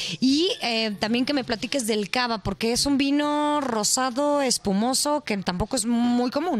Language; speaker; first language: Spanish; native; Spanish